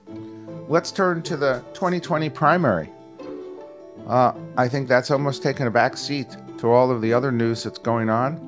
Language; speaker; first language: English; native; English